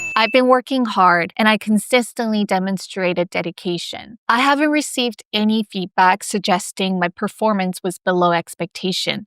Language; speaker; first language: English; non-native, fluent; Korean